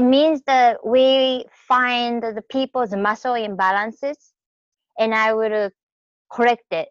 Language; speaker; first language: English; non-native, fluent; Japanese